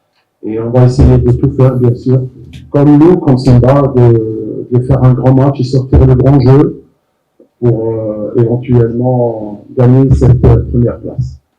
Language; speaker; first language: French; non-native, local second language; Arabic